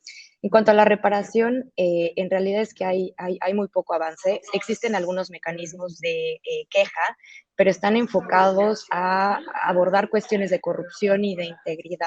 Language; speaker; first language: Spanish; native; Spanish